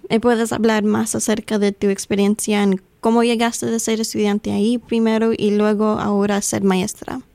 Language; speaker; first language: Spanish; non-native, fluent; English